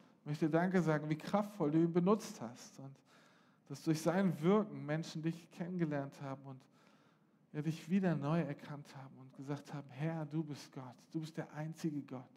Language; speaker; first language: German; native; German